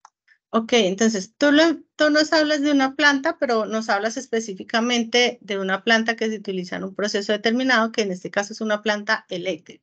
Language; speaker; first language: Spanish; native; Spanish